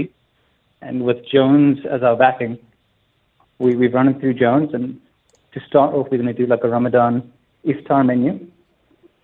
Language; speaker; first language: English; native; English